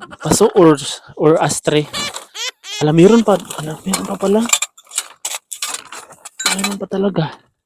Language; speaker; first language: Filipino; non-native, local second language; Cebuano